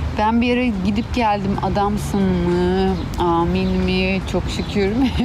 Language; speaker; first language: Turkish; native; Turkish